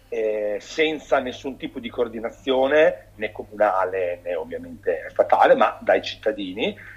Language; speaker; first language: Italian; native; Italian